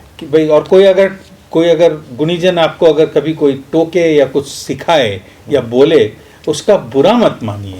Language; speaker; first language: Hindi; non-native, local second language; Bangla